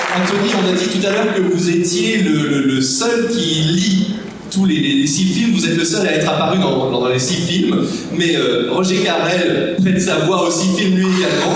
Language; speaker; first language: French; native; French